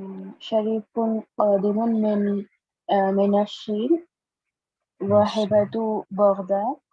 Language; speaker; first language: Arabic; non-native, learner; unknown